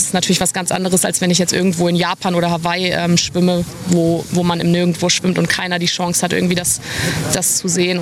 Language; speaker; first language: German; native; German